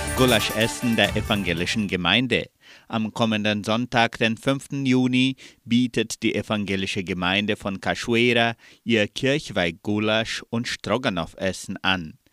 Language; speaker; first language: German; early bilingual, heritage; German